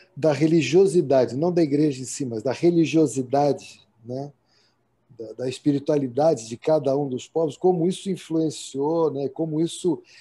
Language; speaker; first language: Portuguese; native; Portuguese